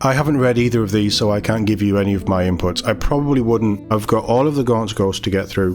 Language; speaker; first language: English; native; English